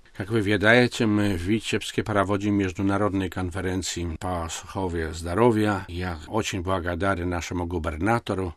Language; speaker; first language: Russian; non-native, local second language; Belarusian